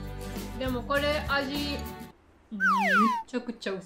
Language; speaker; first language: Japanese; non-native, fluent; German